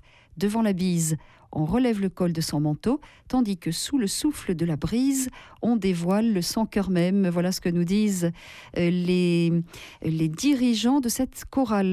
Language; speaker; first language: French; native; French